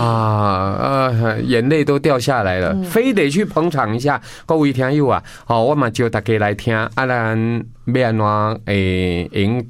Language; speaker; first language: Chinese; non-native, local second language; Min Nan Chinese